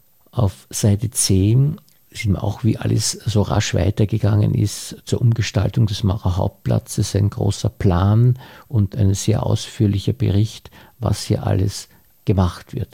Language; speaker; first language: German; native; German